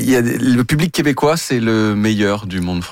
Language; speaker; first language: French; native; French